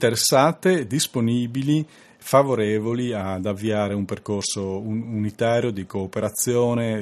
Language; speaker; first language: Italian; native; Italian